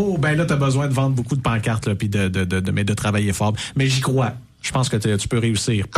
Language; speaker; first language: French; native; French